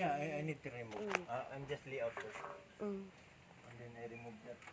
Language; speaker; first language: English; non-native, local second language; Cebuano